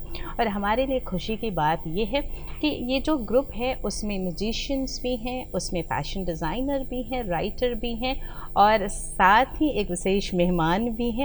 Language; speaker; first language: Hindi; native; Hindi